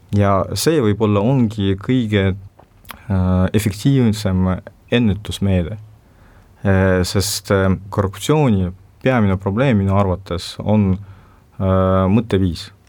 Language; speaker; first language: Estonian; non-native, local second language; Russian